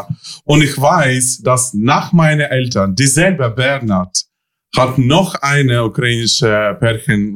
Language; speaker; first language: German; non-native, learner; Ukrainian